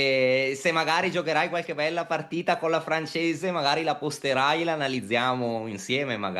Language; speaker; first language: Italian; native; Italian